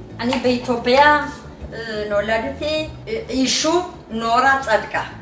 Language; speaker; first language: Hebrew; non-native, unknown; Amharic